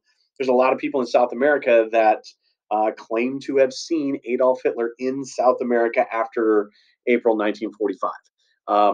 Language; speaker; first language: English; native; English